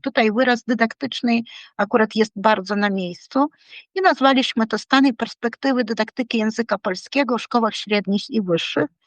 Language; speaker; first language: Polish; non-native, fluent; Ukrainian